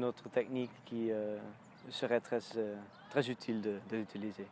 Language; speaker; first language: French; non-native, learner; Dutch